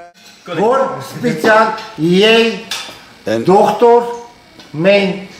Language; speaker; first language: Dutch; non-native, learner; Armenian